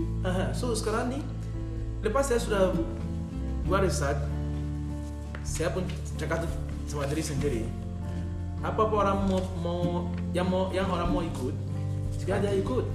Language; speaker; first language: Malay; non-native, learner; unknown